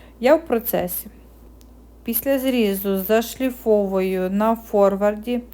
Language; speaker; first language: Ukrainian; native; Ukrainian